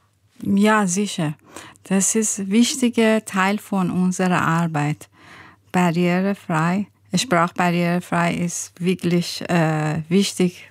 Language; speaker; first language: German; non-native, learner; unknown